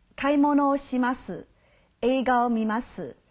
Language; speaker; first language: Japanese; non-native, fluent; Chinese